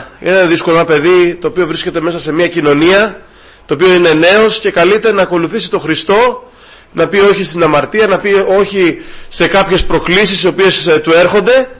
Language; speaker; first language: Greek; native; Greek